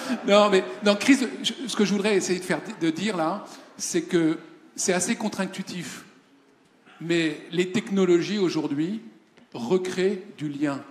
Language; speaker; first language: French; native; French